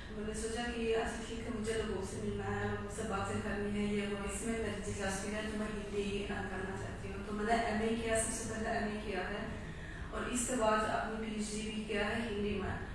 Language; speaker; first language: Urdu; non-native, fluent; Polish